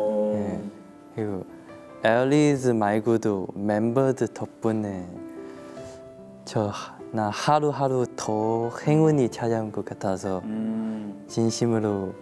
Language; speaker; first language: Korean; non-native, fluent; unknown